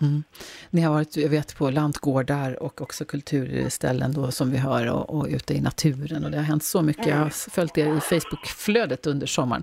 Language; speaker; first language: Swedish; native; Swedish